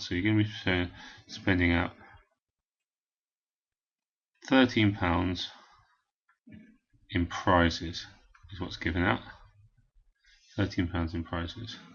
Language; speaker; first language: English; native; English